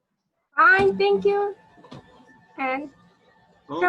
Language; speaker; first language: English; non-native, learner; Spanish